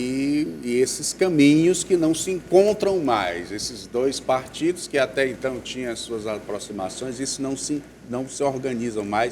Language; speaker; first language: Portuguese; native; Portuguese